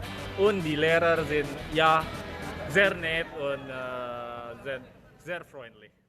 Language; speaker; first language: German; non-native, fluent; Indonesian